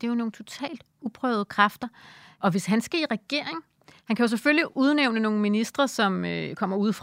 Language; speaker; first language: Danish; native; Danish